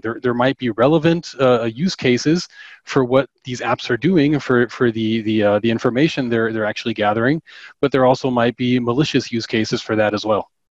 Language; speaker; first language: English; non-native, fluent; German